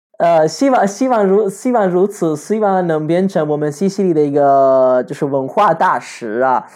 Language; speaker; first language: Chinese; non-native, fluent; Italian